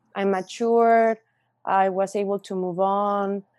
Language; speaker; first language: English; non-native, fluent; Spanish